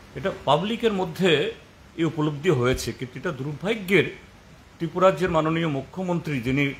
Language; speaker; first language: Bangla; non-native, local second language; Konkani